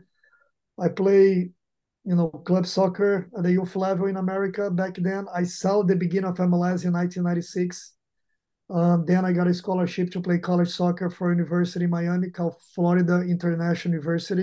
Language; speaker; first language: English; non-native, fluent; Portuguese